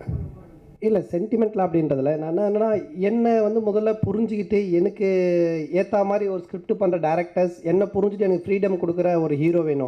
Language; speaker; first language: Tamil; native; Tamil